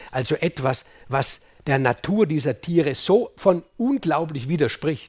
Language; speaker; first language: German; native; German